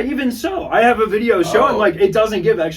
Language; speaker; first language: English; native; English